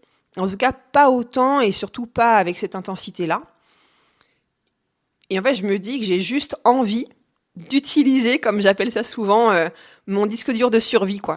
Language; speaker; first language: French; native; French